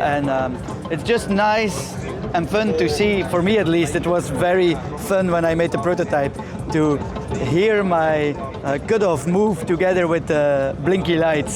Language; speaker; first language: English; non-native, fluent; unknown